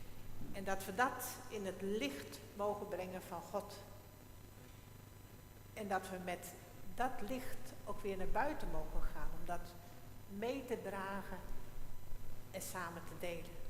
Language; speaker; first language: Dutch; non-native, local second language; Western Frisian